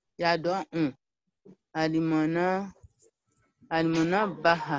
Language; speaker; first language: Arabic; non-native, learner; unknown